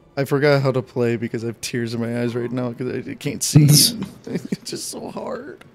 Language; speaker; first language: English; native; English